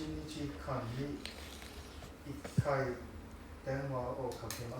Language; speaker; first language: Japanese; non-native, learner; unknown